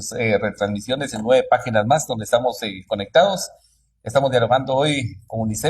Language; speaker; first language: Spanish; native; Spanish